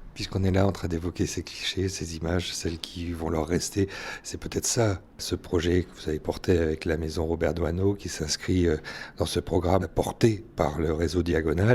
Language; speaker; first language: French; native; French